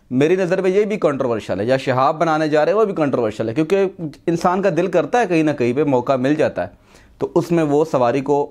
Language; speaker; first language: Urdu; non-native, local second language; Punjabi